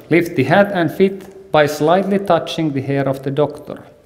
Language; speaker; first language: English; non-native, fluent; Finnish